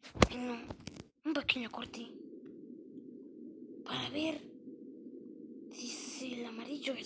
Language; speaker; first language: Spanish; native; Spanish